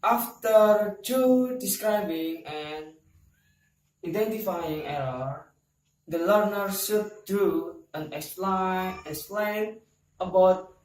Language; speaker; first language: English; non-native, learner; Indonesian